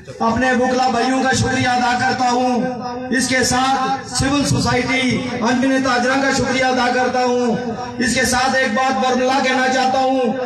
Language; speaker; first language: Urdu; non-native, local second language; Pahari-Potwari